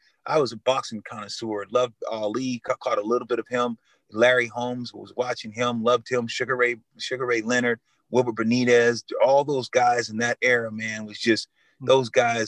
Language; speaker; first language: English; native; English